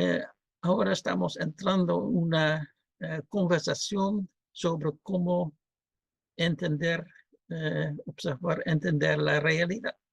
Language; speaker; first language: Spanish; non-native, fluent; Dutch